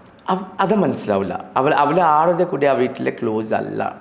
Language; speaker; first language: Malayalam; non-native, local second language; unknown